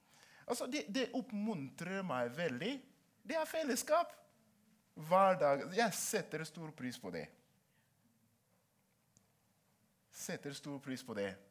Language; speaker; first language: Norwegian; non-native, learner; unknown